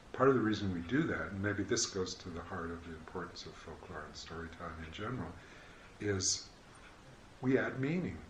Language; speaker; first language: English; native; English